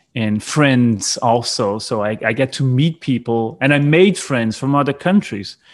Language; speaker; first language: English; non-native, fluent; Portuguese